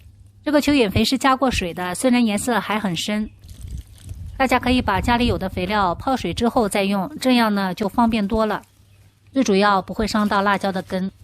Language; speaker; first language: Chinese; native; Chinese